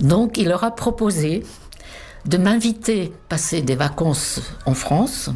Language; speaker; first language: French; non-native, fluent; Czech